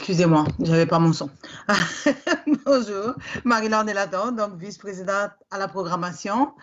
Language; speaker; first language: French; native; French